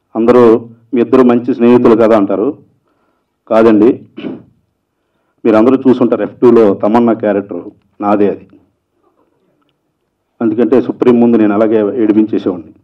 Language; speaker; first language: Telugu; native; Telugu